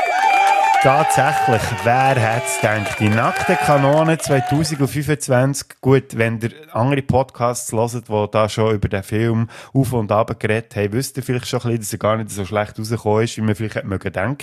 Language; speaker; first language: German; native; German